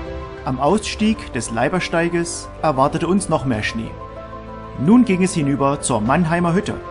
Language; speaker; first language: German; native; German